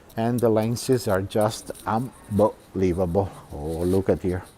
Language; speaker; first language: English; non-native, fluent; Italian